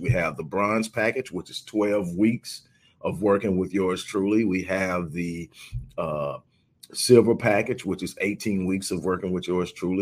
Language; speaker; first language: English; native; English